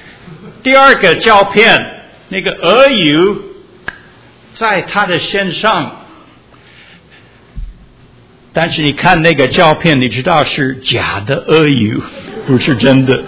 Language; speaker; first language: Chinese; early bilingual, heritage; Chinese